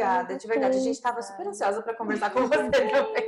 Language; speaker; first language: Portuguese; native; Portuguese